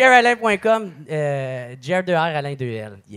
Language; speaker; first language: French; native; French